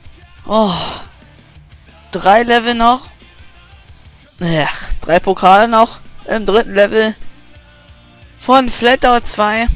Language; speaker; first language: German; native; German